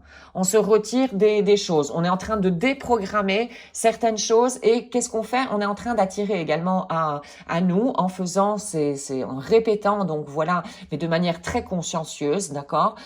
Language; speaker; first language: French; native; French